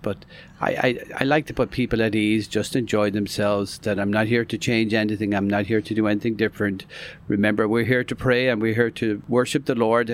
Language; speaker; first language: English; native; English